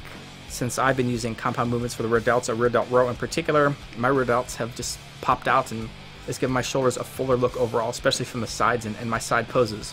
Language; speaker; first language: English; native; English